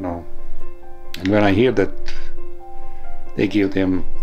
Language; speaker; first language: English; non-native, fluent; Ukrainian